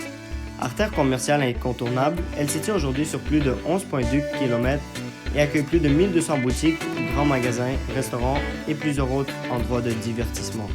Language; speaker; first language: French; native; French